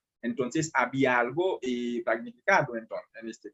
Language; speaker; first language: Spanish; non-native, fluent; Haitian Creole